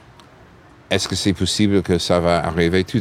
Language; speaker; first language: French; non-native, fluent; English